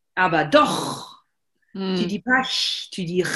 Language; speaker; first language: French; non-native, fluent; German